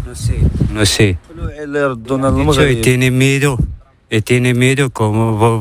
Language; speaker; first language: Spanish; non-native, learner; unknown